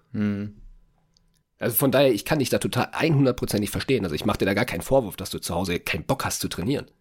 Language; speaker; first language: German; native; German